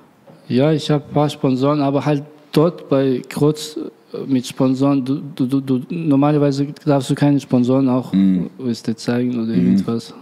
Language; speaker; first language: German; non-native, learner; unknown